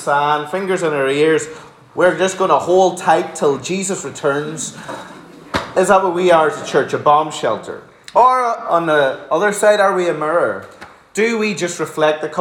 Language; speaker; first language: English; native; English